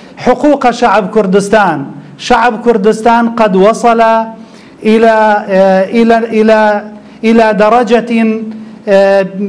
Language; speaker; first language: Arabic; non-native, local second language; Kurdish